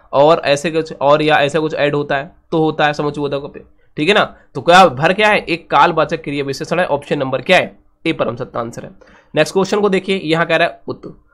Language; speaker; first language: Hindi; native; Hindi